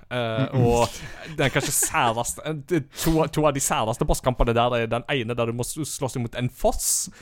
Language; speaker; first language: Norwegian; early bilingual, heritage; Norwegian